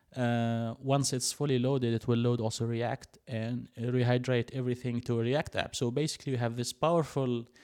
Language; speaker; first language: English; non-native, fluent; Arabic